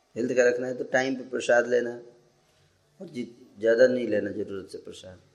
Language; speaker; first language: Hindi; native; Hindi